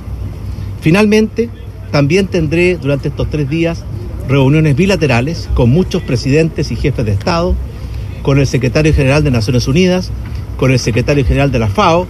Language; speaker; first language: Spanish; native; Spanish